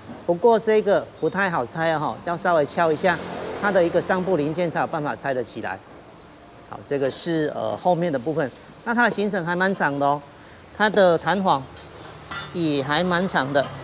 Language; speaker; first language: Chinese; native; Chinese